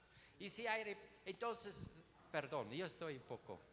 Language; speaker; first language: Spanish; non-native, learner; Swiss German